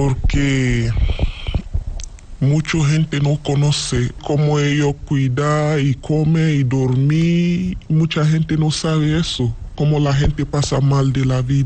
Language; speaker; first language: Spanish; non-native, learner; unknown